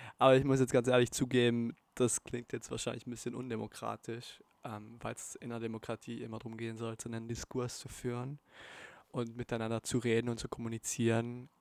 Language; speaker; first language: German; native; German